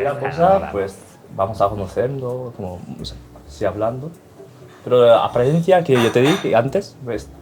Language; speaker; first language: Spanish; non-native, learner; Korean